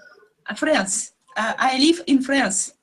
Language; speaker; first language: English; non-native, learner; Russian